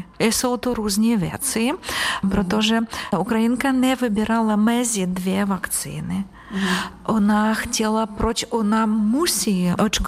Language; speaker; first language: Czech; non-native, learner; Ukrainian